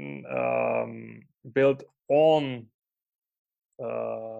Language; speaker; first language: English; non-native, fluent; Swiss German